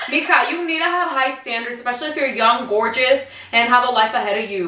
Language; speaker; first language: English; early bilingual, other home language; Spanish